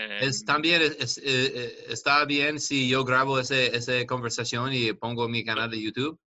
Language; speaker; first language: Spanish; non-native, learner; English